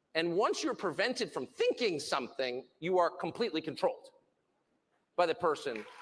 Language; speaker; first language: English; native; English